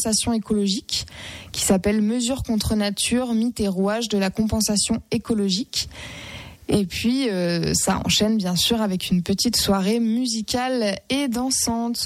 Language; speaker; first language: French; native; French